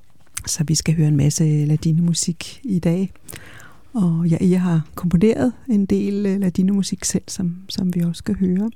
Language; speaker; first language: Danish; native; Danish